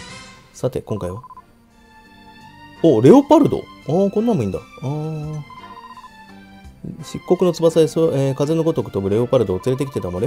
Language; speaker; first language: Japanese; native; Japanese